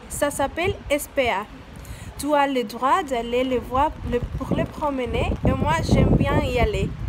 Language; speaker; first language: French; non-native, learner; Spanish